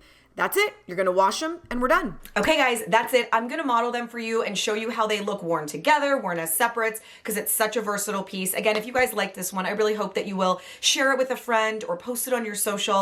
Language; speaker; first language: English; native; English